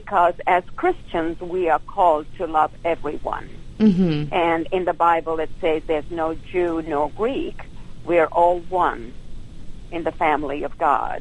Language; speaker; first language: English; non-native, local second language; Hindi